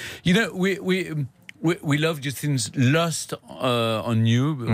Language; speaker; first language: English; non-native, learner; French